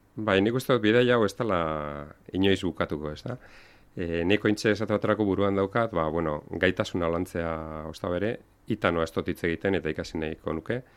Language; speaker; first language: Basque; non-native, local second language; Spanish